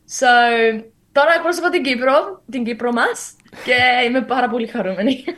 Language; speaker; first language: Greek; early bilingual, heritage; Greek